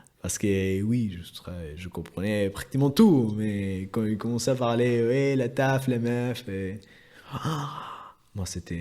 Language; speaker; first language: French; non-native, fluent; Spanish